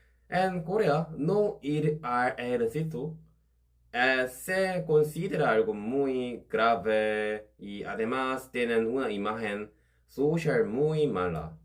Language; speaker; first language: Spanish; non-native, learner; Korean